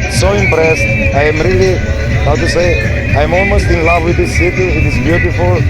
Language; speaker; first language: English; non-native, fluent; Slovenian